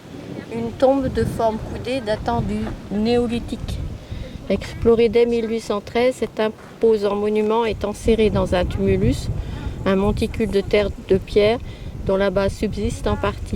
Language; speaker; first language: French; native; French